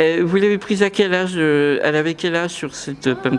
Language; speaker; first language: French; native; French